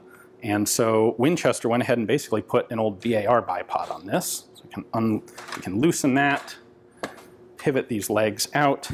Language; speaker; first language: English; native; English